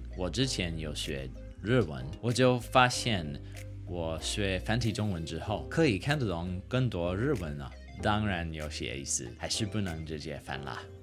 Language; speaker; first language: Chinese; non-native, fluent; English